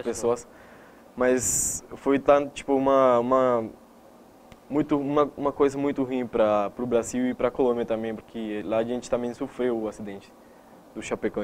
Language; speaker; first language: Portuguese; non-native, fluent; Spanish